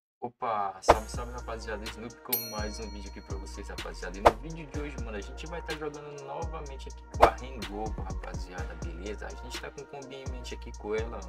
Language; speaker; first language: Portuguese; native; Portuguese